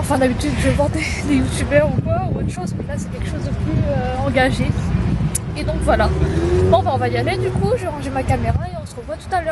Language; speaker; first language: French; native; French